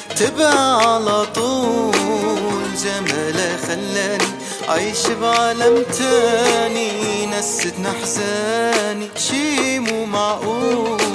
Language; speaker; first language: Arabic; native; Arabic